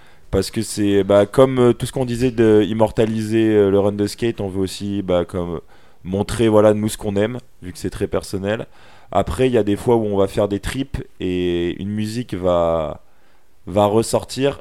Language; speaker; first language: French; native; French